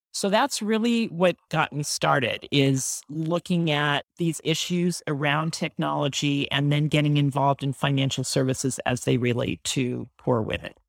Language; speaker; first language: English; native; English